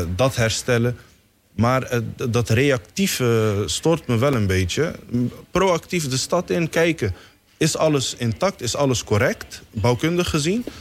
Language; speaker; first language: Dutch; non-native, fluent; Somali